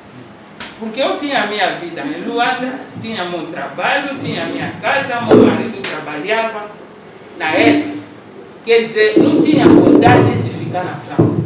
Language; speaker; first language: Portuguese; non-native, local second language; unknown